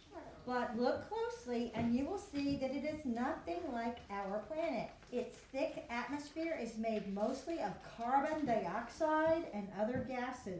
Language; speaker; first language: English; native; English